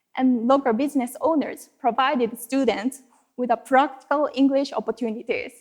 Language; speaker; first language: English; non-native, fluent; Japanese